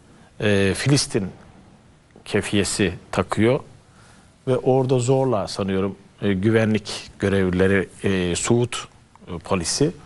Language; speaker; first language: Turkish; native; Turkish